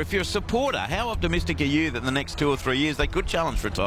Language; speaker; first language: English; native; English